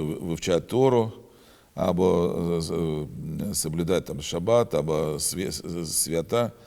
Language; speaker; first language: Ukrainian; non-native, learner; Russian